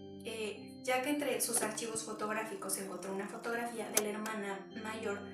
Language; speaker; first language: Spanish; native; Spanish